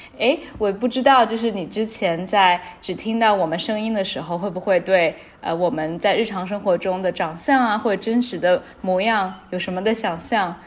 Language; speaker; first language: Chinese; native; Chinese